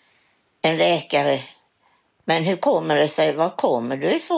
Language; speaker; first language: Swedish; native; Swedish